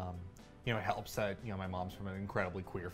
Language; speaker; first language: English; native; English